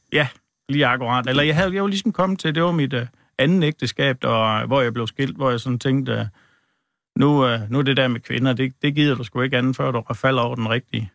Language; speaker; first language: Danish; native; Danish